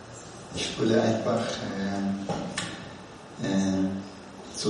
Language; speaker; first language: German; non-native, learner; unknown